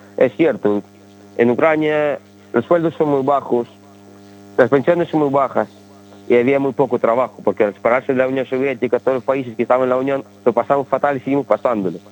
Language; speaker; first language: Spanish; early bilingual, other home language; Ukrainian